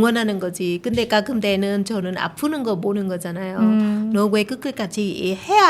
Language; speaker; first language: Korean; non-native, learner; Vietnamese